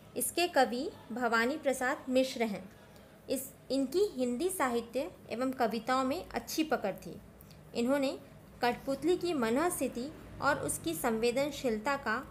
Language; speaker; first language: Hindi; native; Hindi